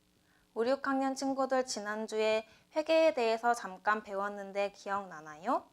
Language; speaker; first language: Korean; native; Korean